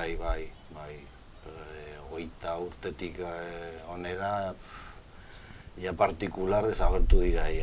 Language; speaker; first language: Basque; non-native, local second language; Spanish